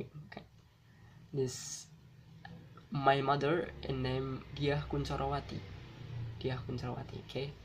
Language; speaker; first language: English; non-native, learner; Indonesian